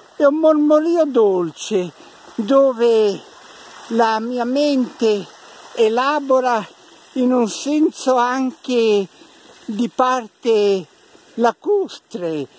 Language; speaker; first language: Italian; native; Italian